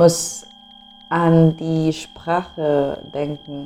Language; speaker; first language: German; non-native, fluent; English